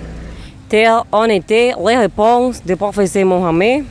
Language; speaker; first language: French; non-native, learner; Spanish